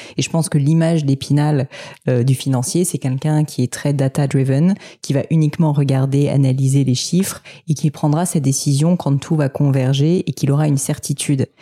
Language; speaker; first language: French; native; French